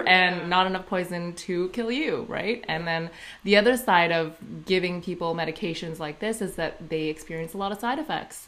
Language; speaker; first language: English; native; English